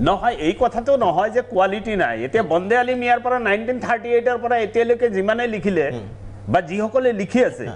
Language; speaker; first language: Assamese; non-native, local second language; Bangla